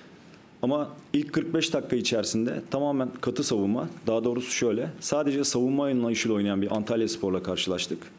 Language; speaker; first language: Turkish; native; Turkish